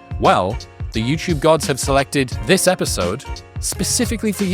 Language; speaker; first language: English; native; English